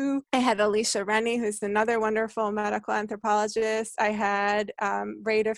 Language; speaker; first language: English; non-native, fluent; Hungarian